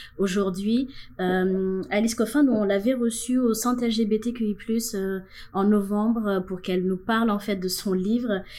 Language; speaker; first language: French; non-native, local second language; Wolof